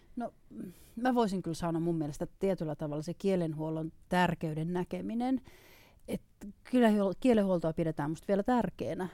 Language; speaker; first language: Finnish; native; Finnish